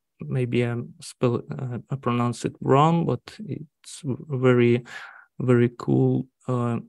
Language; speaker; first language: English; non-native, learner; Russian